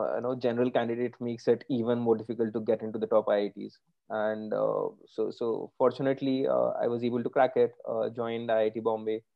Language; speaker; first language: English; non-native, local second language; Bangla